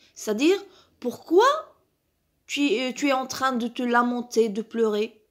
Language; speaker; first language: French; non-native, local second language; Arabic